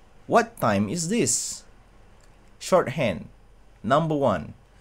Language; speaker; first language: English; non-native, local second language; Malay